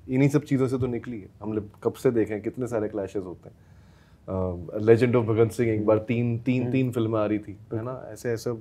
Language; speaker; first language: Hindi; native; Hindi